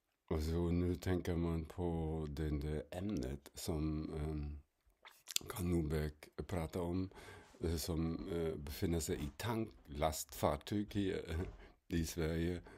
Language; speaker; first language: Swedish; non-native, fluent; German